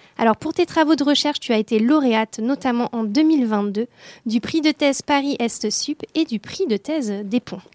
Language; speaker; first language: French; native; French